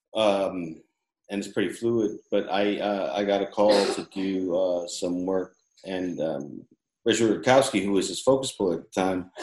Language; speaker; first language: English; early bilingual, other home language; Filipino